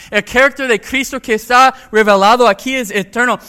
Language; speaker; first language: Spanish; non-native, fluent; English